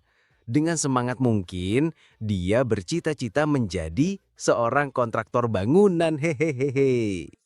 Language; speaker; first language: Indonesian; native; Indonesian